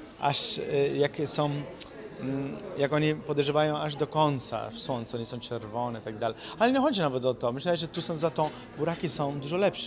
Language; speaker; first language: Polish; non-native, fluent; Italian